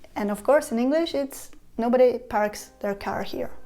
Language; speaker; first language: English; non-native, fluent; Czech